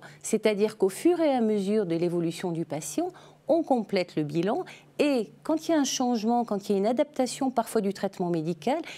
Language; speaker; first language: French; native; French